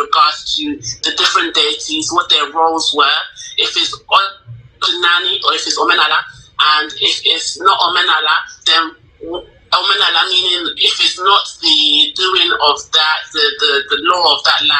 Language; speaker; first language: English; native; English